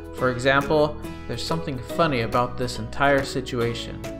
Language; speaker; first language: English; native; English